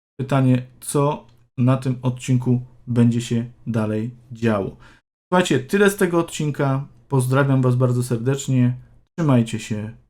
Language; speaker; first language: Polish; native; Polish